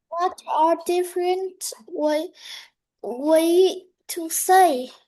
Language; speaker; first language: English; non-native, learner; Vietnamese